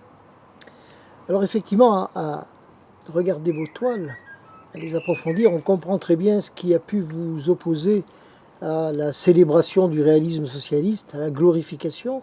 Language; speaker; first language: French; native; French